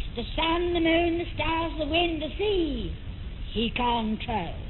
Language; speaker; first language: English; native; English